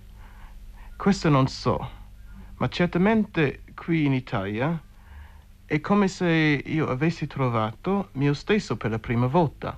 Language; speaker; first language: Italian; non-native, fluent; English